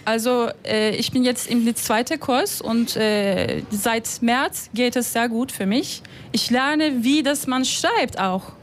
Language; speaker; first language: German; non-native, learner; Turkish